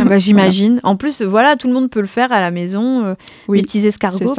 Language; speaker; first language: French; native; French